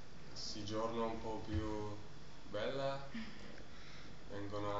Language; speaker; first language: Italian; non-native, learner; German